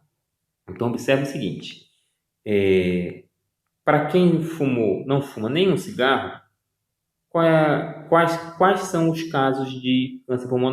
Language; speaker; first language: Portuguese; native; Portuguese